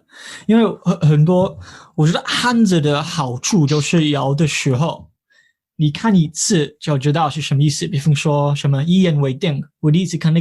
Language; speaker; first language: Chinese; non-native, fluent; English